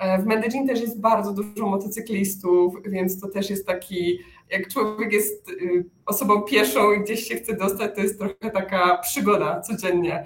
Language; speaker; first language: Polish; native; Polish